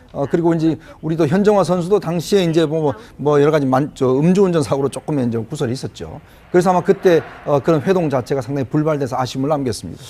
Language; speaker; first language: Korean; native; Korean